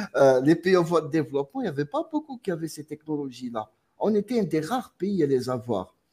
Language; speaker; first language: French; non-native, local second language; Arabic